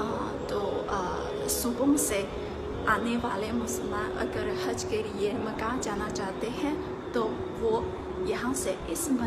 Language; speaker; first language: Hindi; non-native, fluent; Chinese